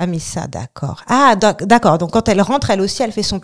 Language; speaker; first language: French; native; French